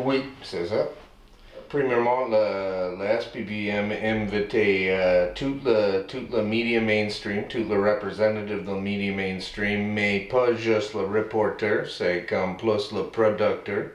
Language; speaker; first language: French; non-native, learner; English